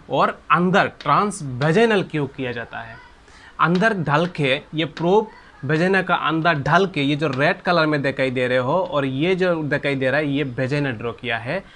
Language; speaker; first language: Hindi; non-native, local second language; Bangla